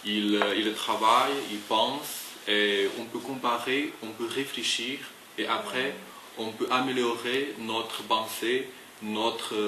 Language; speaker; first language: French; non-native, learner; Chinese